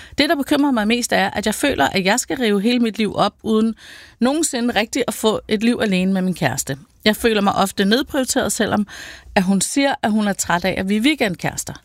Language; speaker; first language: Danish; native; Danish